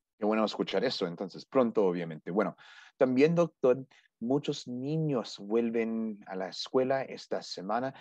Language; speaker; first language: Spanish; non-native, fluent; English